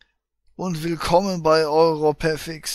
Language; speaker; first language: German; native; German